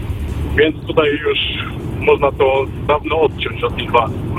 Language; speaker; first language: Polish; native; Polish